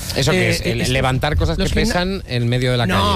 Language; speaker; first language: Spanish; native; Spanish